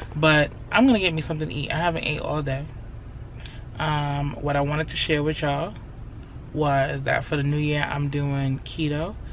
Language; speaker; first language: English; native; English